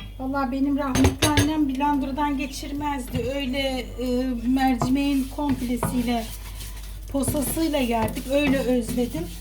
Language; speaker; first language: Turkish; native; Turkish